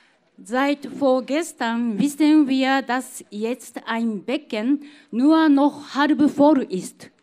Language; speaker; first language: German; non-native, fluent; Japanese